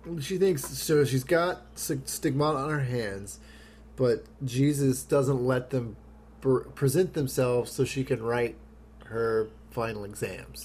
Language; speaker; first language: English; native; English